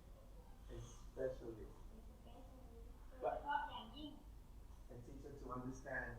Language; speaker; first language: English; non-native, fluent; Thai